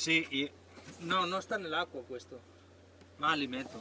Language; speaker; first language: Italian; non-native, learner; Spanish